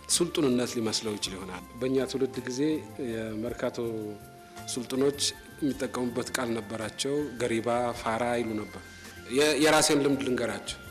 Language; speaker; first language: Amharic; non-native, local second language; Tigrinya